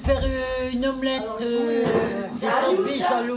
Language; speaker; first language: French; native; French